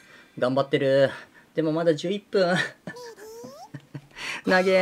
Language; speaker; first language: Japanese; native; Japanese